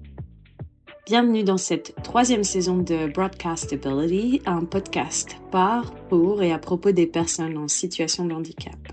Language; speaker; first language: French; native; French